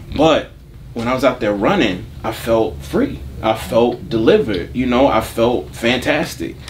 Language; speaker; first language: English; native; English